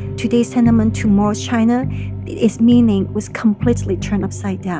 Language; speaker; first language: English; non-native, local second language; Cantonese